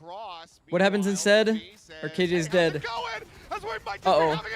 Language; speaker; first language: English; native; English